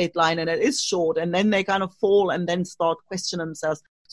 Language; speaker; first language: English; non-native, fluent; German